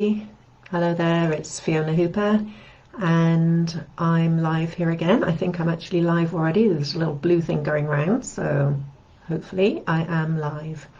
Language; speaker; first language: English; native; English